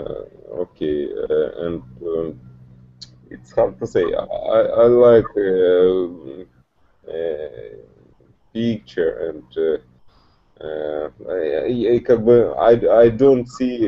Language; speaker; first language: English; non-native, learner; Russian